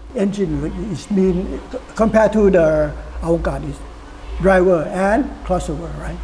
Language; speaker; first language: English; non-native, learner; Thai